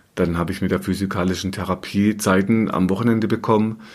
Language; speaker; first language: German; native; German